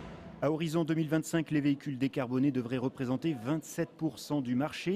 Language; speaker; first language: French; native; French